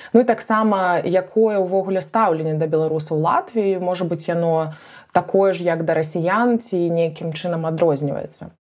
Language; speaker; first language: Belarusian; native; Belarusian